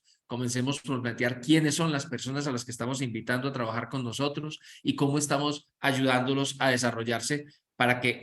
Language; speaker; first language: Spanish; native; Spanish